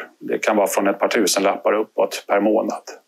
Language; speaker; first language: Swedish; native; Swedish